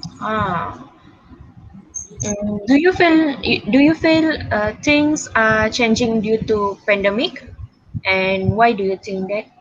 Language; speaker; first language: English; non-native, local second language; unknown